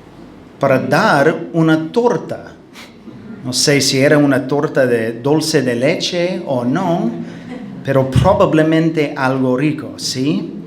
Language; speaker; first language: Spanish; non-native, fluent; English